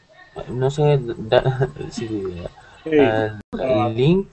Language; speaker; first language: Spanish; non-native, learner; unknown